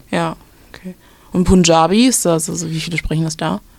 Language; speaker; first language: German; native; German